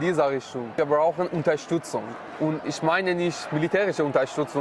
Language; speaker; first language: German; non-native, learner; Persian